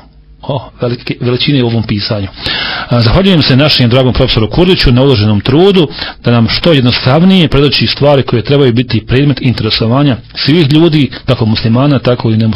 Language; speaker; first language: Serbian; native; Serbian